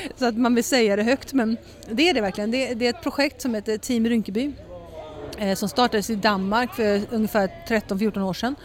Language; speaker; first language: Swedish; early bilingual, heritage; Swedish